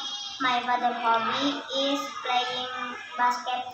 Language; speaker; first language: English; non-native, learner; Indonesian